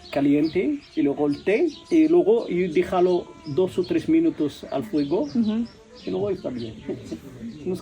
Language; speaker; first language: Spanish; non-native, learner; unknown